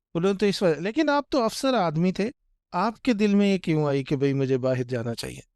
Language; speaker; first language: Urdu; non-native, local second language; Punjabi